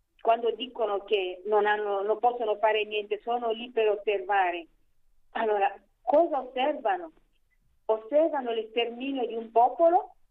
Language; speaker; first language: Italian; non-native, fluent; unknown